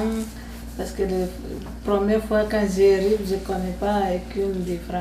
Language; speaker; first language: French; non-native, learner; Nepali